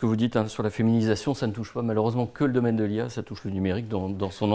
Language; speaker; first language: French; native; French